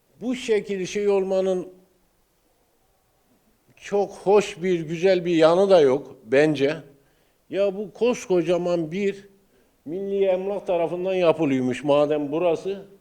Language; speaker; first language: Turkish; native; Turkish